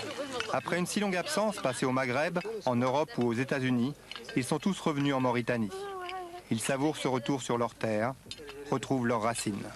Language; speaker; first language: French; native; French